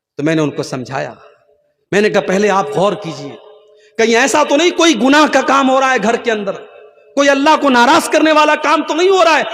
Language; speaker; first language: Urdu; native; Urdu